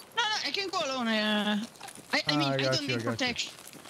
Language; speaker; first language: English; non-native, learner; Italian